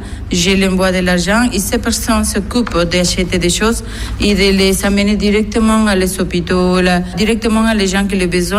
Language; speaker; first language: French; non-native, learner; Spanish